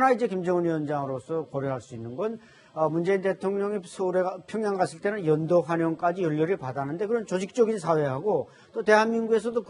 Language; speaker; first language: Korean; native; Korean